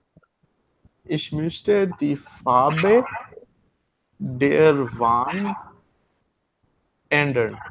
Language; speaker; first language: German; non-native, learner; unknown